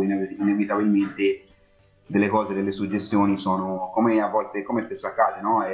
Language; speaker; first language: Italian; native; Italian